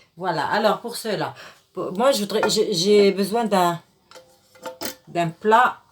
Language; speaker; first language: French; non-native, local second language; Arabic